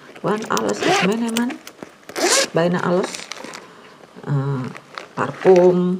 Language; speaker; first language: Dutch; non-native, learner; Indonesian